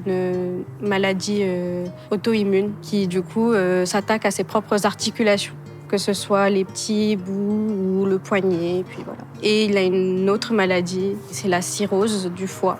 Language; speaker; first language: French; early bilingual, other home language; Tamil